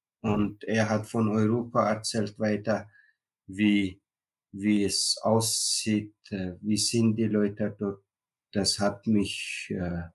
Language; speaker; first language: German; non-native, learner; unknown